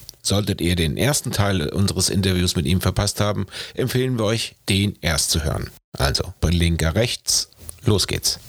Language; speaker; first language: German; native; German